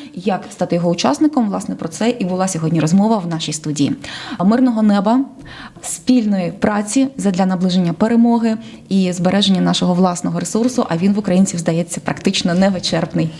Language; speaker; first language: Ukrainian; native; Ukrainian